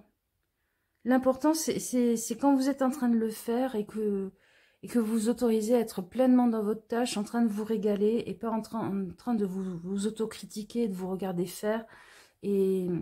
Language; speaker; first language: French; native; French